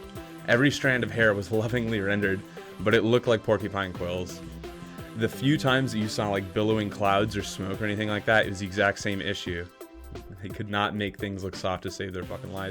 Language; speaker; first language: English; native; English